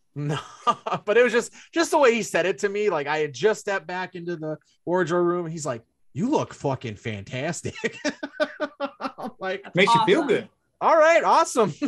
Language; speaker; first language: English; native; English